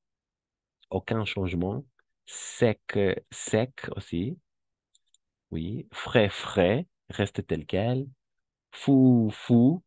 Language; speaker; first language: French; non-native, fluent; Spanish